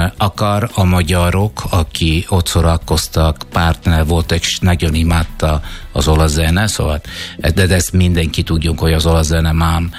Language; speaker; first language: Hungarian; non-native, fluent; Italian